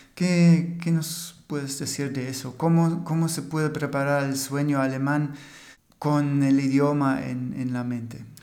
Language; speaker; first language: Spanish; non-native, fluent; German